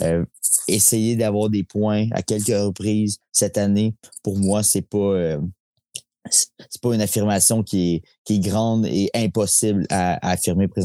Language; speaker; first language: French; native; French